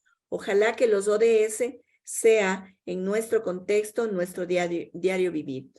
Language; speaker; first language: Spanish; native; Spanish